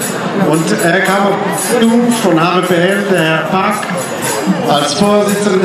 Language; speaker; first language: German; non-native, fluent; Korean